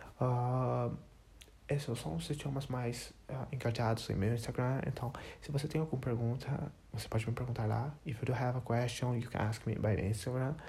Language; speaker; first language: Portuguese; non-native, learner; English